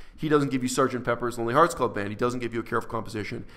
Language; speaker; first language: English; native; English